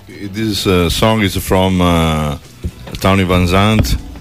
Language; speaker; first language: English; non-native, learner; Italian